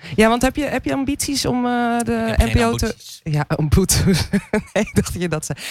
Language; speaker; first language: Dutch; native; Dutch